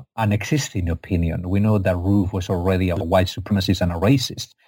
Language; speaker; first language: English; non-native, fluent; Spanish